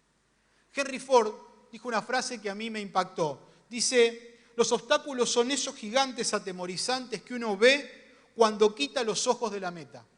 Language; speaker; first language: Spanish; native; Spanish